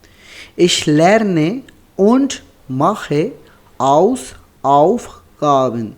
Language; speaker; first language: German; non-native, learner; Urdu